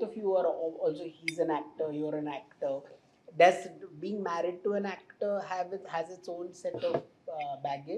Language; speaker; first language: English; non-native, local second language; Hindi